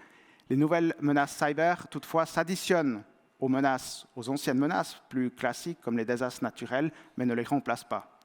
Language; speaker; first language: French; native; French